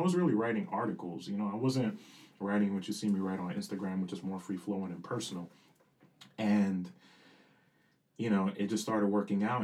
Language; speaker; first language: English; early bilingual, other home language; Spanish